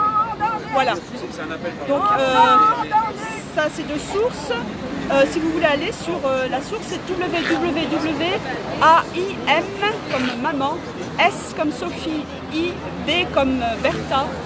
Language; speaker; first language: French; native; French